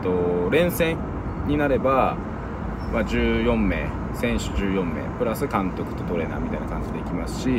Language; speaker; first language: Japanese; native; Japanese